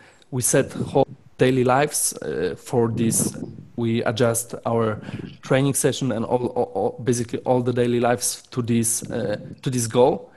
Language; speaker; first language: English; non-native, fluent; Polish